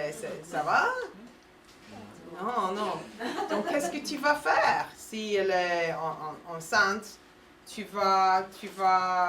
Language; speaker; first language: French; non-native, fluent; English